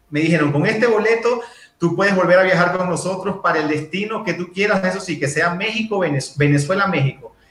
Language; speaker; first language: Spanish; native; Spanish